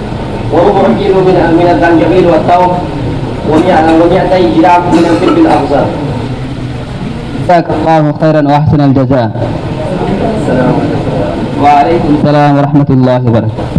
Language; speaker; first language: Arabic; non-native, learner; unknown